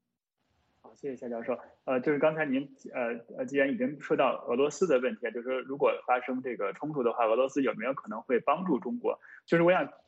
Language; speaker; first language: Chinese; native; Chinese